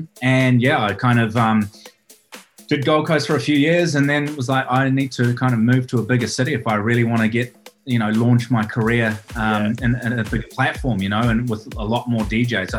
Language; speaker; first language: English; native; English